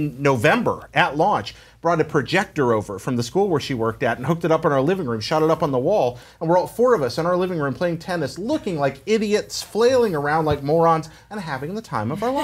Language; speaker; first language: English; native; English